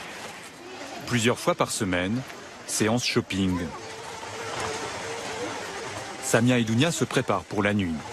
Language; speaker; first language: French; native; French